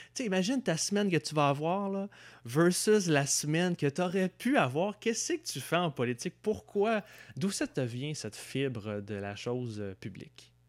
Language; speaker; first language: French; native; French